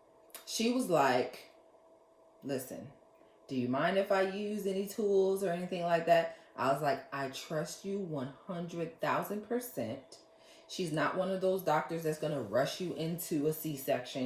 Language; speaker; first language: English; native; English